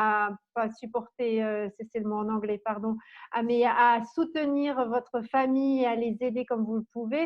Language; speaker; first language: French; native; French